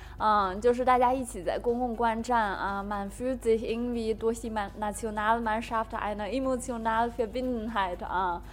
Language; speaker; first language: German; non-native, fluent; Chinese